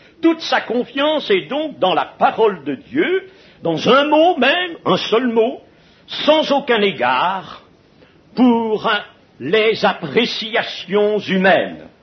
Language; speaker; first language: French; native; French